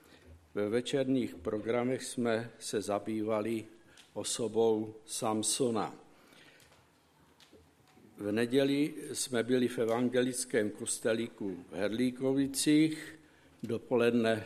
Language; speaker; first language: Czech; native; Czech